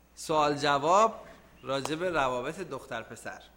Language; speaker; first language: Persian; native; Persian